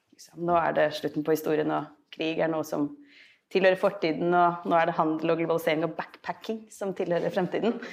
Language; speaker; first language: Norwegian; native; Norwegian